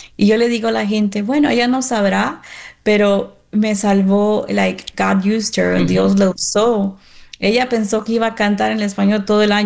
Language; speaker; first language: Spanish; early bilingual, heritage; Spanish